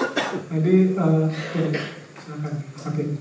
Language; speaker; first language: English; non-native, fluent; Indonesian